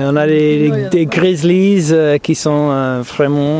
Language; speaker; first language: French; non-native, fluent; English